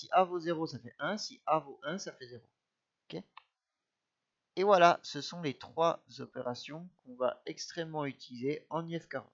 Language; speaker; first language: French; native; French